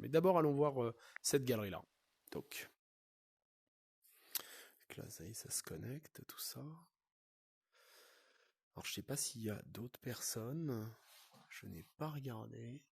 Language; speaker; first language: French; native; French